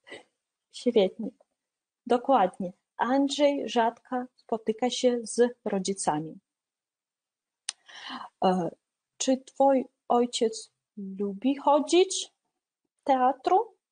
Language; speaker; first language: Polish; non-native, fluent; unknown